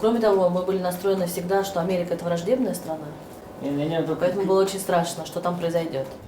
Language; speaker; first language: Russian; native; Russian